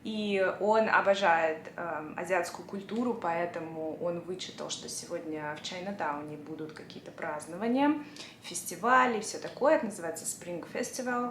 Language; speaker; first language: Russian; native; Russian